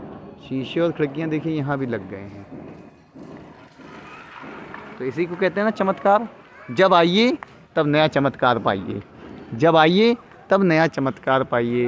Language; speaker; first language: Hindi; native; Hindi